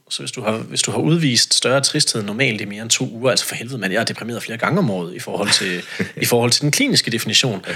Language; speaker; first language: Danish; native; Danish